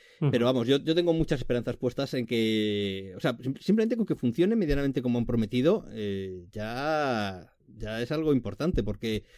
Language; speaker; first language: Spanish; native; Spanish